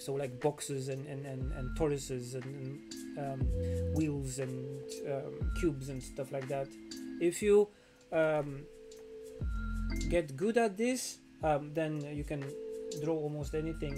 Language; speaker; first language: English; non-native, fluent; Polish